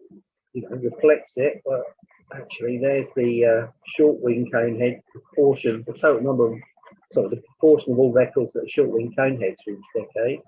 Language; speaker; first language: English; native; English